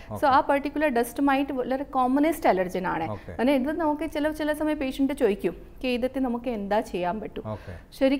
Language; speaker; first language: Malayalam; non-native, fluent; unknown